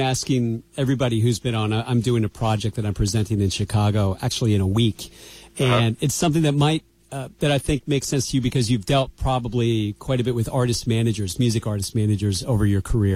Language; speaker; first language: English; native; English